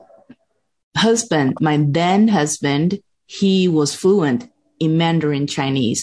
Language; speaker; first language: English; non-native, fluent; Chinese